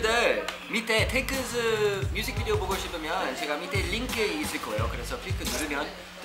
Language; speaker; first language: Korean; non-native, fluent; English